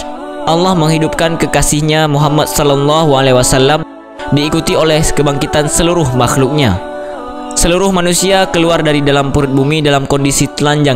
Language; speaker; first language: Indonesian; native; Indonesian